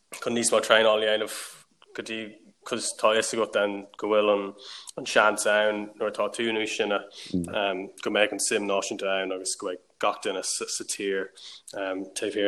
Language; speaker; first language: Irish; non-native, local second language; English